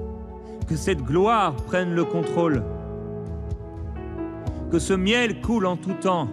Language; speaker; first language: French; native; French